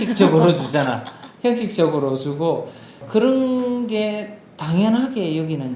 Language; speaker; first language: Korean; non-native, local second language; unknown